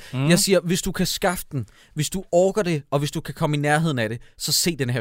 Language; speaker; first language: Danish; native; Danish